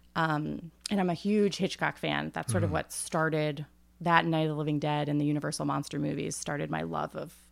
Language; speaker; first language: English; native; English